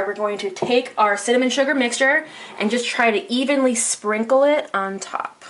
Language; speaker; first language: English; native; English